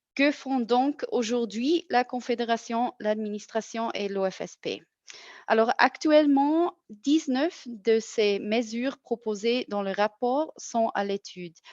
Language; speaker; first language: French; non-native, local second language; German